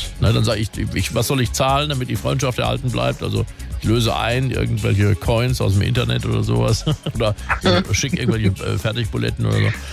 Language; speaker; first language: German; native; German